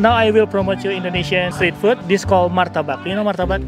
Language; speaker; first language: English; non-native, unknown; Indonesian